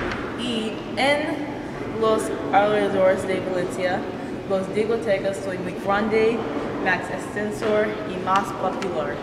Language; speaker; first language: Spanish; non-native, learner; English